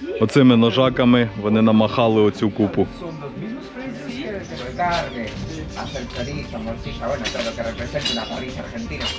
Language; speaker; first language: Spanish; non-native, learner; Ukrainian